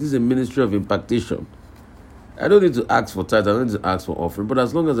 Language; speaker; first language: English; non-native, local second language; Yoruba